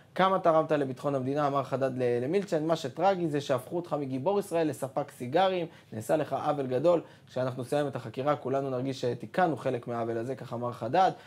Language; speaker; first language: Hebrew; native; Hebrew